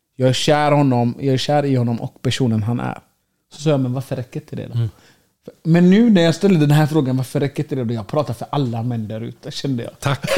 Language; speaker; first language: Swedish; early bilingual, other home language; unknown